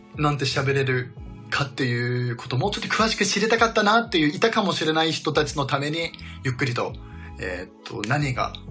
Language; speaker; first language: Japanese; non-native, fluent; Danish